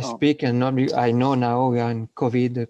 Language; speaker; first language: English; non-native, learner; French